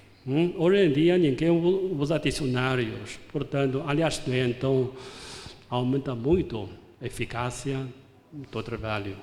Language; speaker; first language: Portuguese; non-native, fluent; Chinese